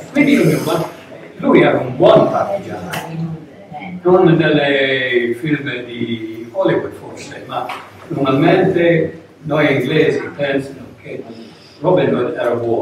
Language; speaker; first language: Italian; non-native, learner; English